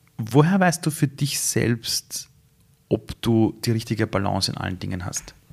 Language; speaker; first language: German; early bilingual, other home language; Persian